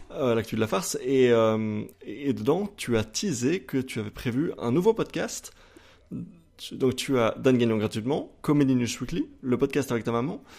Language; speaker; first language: French; native; French